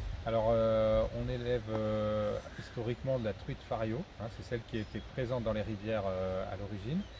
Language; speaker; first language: French; native; French